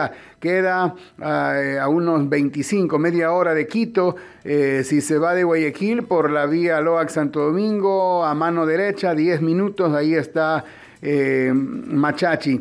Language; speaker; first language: Spanish; native; Spanish